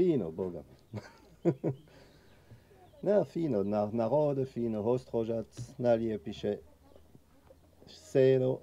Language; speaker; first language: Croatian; non-native, learner; French